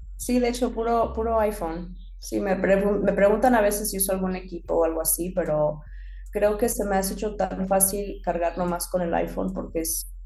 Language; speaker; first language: Spanish; early bilingual, heritage; Spanish